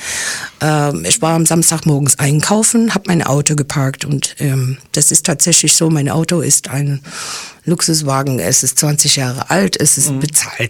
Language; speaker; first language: German; early bilingual, heritage; English